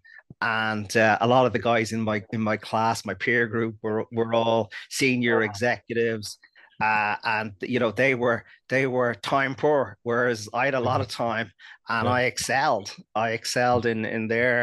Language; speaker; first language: English; native; English